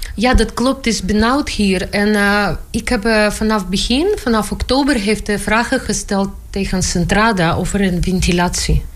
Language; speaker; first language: Dutch; non-native, learner; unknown